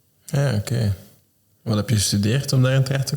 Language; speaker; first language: Dutch; native; Dutch